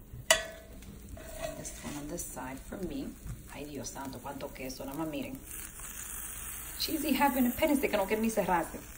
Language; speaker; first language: English; early bilingual, other home language; Spanish